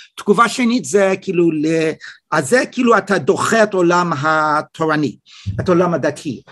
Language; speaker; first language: Hebrew; non-native, fluent; English